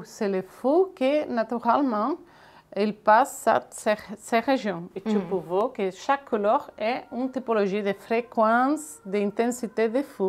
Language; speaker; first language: French; non-native, fluent; Catalan